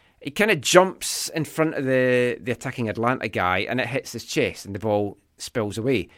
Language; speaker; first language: English; native; English